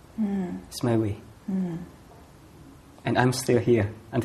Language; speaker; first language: English; non-native, fluent; Indonesian